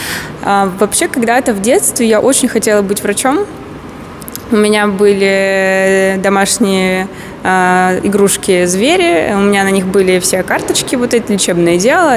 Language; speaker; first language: Russian; native; Russian